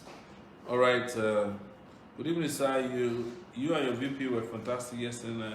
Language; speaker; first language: English; non-native, local second language; Yoruba